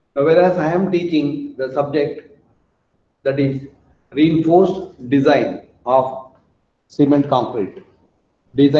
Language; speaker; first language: English; non-native, local second language; Kannada